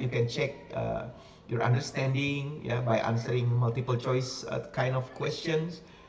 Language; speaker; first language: English; non-native, fluent; Indonesian